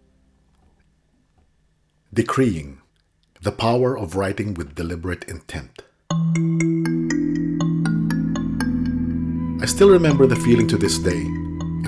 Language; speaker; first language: English; non-native, local second language; Filipino